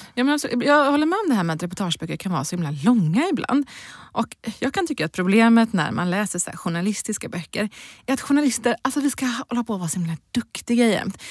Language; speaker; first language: Swedish; native; Swedish